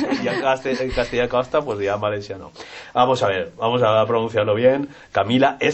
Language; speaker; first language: Spanish; native; Spanish